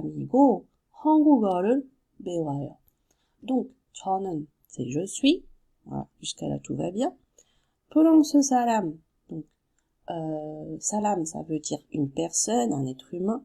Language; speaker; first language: French; native; French